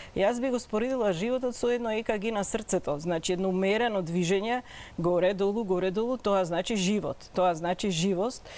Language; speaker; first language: Macedonian; native; Macedonian